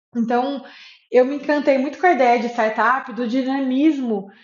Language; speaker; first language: Portuguese; native; Portuguese